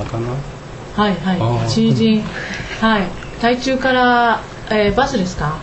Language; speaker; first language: Japanese; non-native, learner; Chinese